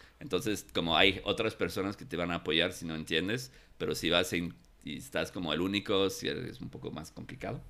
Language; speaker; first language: Spanish; non-native, fluent; English